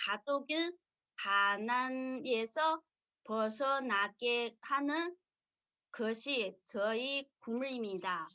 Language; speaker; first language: Korean; non-native, learner; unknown